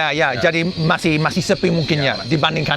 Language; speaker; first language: Indonesian; non-native, fluent; English